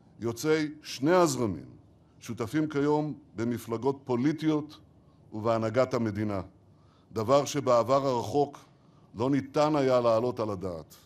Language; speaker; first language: Hebrew; native; Hebrew